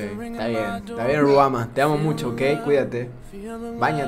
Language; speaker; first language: Spanish; native; Spanish